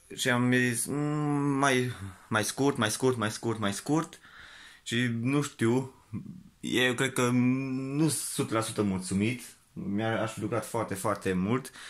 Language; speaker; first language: Romanian; non-native, local second language; Hungarian